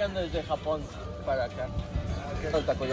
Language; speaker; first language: Spanish; non-native, learner; Japanese